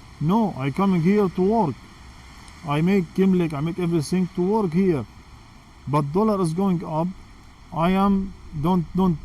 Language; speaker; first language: English; non-native, learner; Arabic